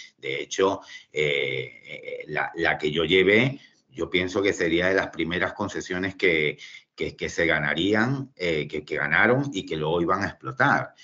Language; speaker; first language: Spanish; native; Spanish